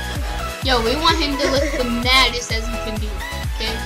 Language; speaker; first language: English; native; English